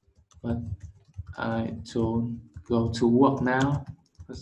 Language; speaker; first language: English; non-native, learner; Vietnamese